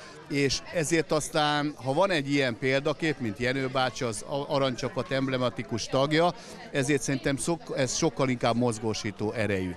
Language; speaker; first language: Hungarian; native; Hungarian